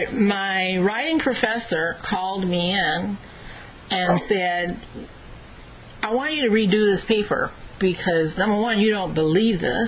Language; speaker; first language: English; native; English